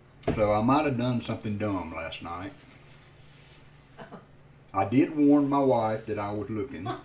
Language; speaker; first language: English; native; English